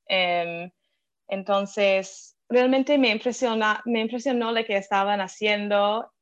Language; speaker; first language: Spanish; non-native, fluent; English